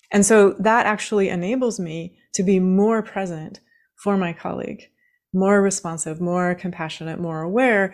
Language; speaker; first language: English; native; English